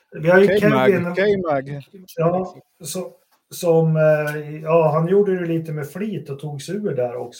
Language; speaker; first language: Swedish; native; Swedish